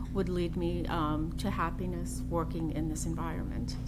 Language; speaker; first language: English; native; English